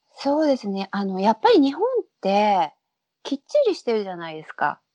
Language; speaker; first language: Japanese; native; Japanese